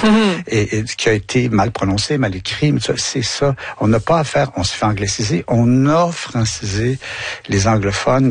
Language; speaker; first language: French; native; French